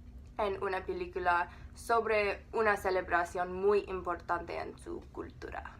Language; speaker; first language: Spanish; non-native, learner; English